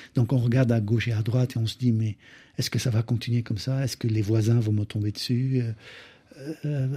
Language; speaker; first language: French; native; French